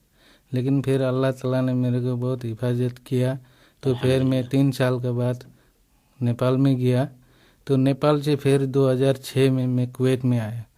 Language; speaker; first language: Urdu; non-native, learner; Nepali